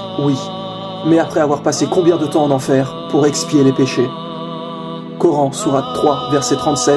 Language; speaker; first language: French; native; French